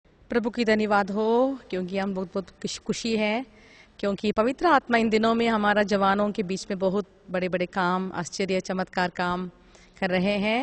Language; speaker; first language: Hindi; non-native, local second language; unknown